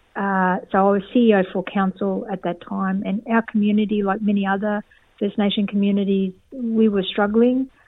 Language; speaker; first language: English; native; English